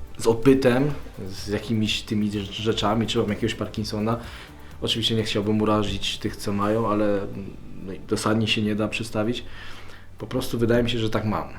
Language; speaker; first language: Polish; native; Polish